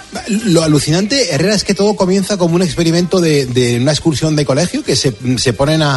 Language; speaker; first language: Spanish; native; Spanish